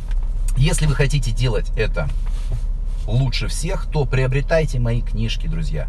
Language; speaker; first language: Russian; native; Russian